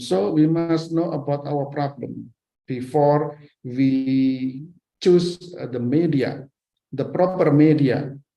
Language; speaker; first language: English; non-native, fluent; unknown